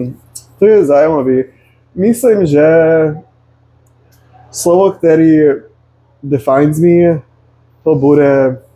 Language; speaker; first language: Czech; non-native, learner; English